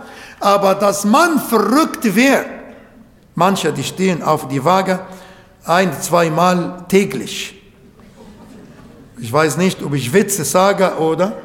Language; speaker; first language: German; non-native, learner; Arabic